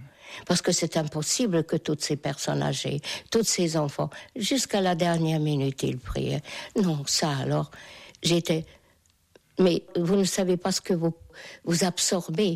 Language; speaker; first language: French; non-native, fluent; Hungarian